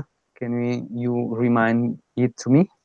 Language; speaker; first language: English; non-native, fluent; Spanish